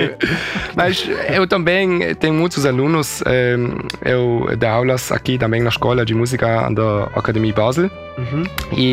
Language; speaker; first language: Portuguese; early bilingual, heritage; German